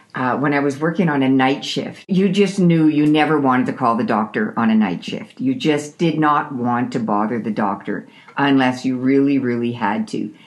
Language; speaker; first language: English; native; English